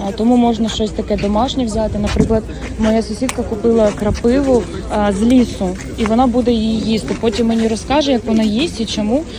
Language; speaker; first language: Ukrainian; non-native, local second language; Russian